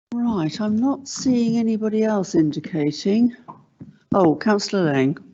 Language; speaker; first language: English; native; English